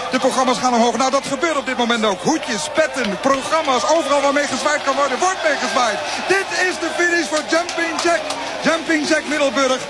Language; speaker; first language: Dutch; native; Dutch